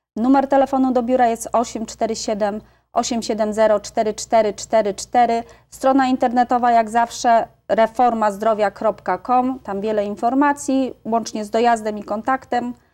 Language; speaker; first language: Polish; native; Polish